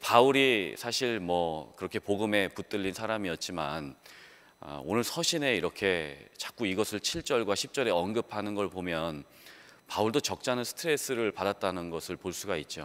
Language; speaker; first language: Korean; native; Korean